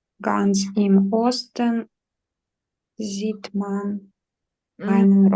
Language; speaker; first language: German; non-native, learner; Ukrainian